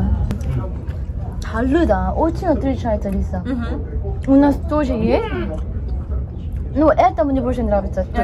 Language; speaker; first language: Russian; non-native, learner; Korean